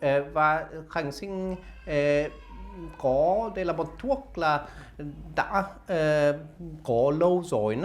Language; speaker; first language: Vietnamese; non-native, learner; Swedish